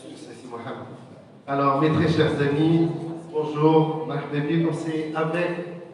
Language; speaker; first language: French; non-native, local second language; Arabic